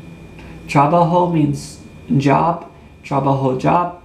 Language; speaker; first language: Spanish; non-native, learner; English